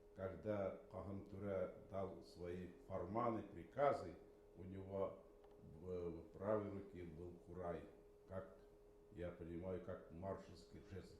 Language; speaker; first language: Russian; non-native, local second language; Bashkir